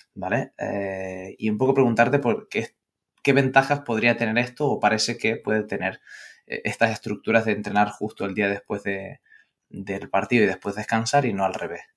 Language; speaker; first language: Spanish; native; Spanish